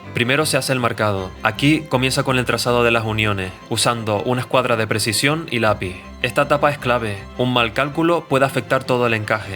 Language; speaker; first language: Spanish; native; Spanish